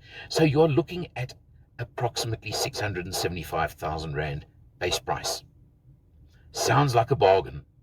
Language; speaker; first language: English; native; English